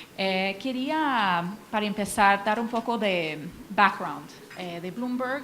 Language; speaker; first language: Spanish; non-native, fluent; English